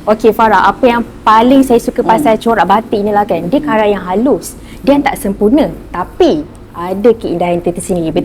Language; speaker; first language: Malay; native; Malay